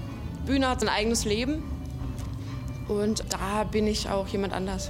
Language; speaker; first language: German; native; German